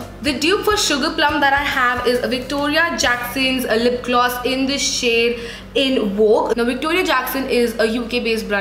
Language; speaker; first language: English; non-native, local second language; Hindi